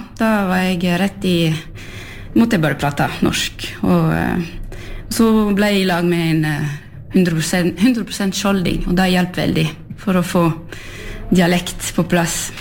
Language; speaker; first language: Norwegian; non-native, fluent; French